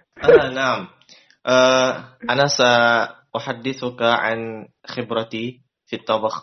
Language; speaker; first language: Arabic; non-native, learner; Indonesian